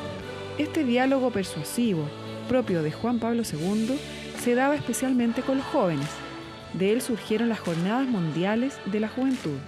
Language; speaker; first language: Spanish; native; Spanish